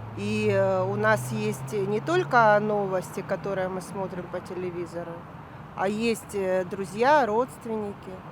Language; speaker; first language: Russian; native; Russian